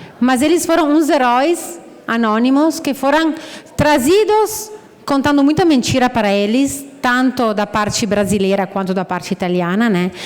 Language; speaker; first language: Portuguese; non-native, fluent; Italian